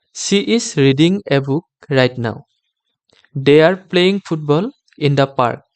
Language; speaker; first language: English; non-native, local second language; Assamese